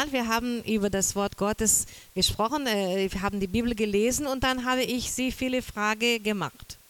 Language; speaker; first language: German; non-native, fluent; Portuguese